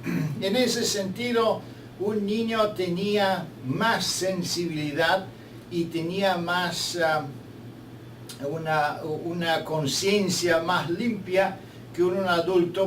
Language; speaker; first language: Spanish; non-native, fluent; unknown